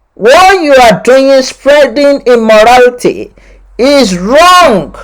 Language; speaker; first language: English; non-native, local second language; Yoruba